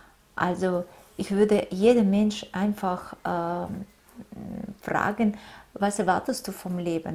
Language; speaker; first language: German; non-native, fluent; Russian